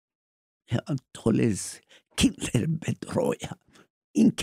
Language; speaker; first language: German; non-native, learner; Spanish